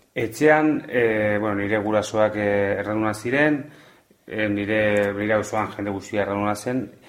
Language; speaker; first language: Basque; non-native, local second language; Spanish